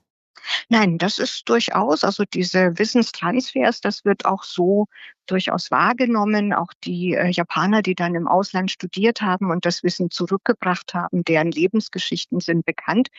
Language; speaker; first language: German; native; German